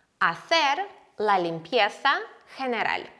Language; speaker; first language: Spanish; non-native, fluent; Ukrainian